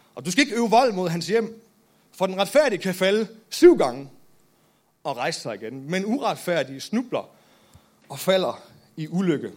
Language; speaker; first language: Danish; native; Danish